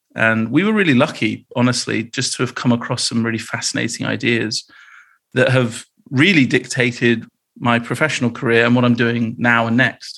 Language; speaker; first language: English; native; English